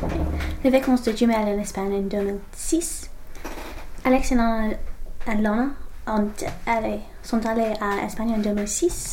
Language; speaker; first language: French; non-native, learner; English